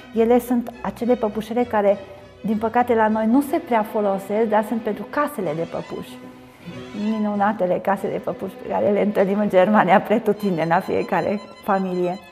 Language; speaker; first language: Romanian; non-native, local second language; Hungarian